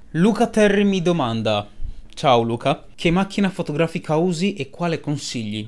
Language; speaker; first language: Italian; early bilingual, other home language; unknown